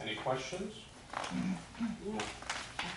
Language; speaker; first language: English; native; English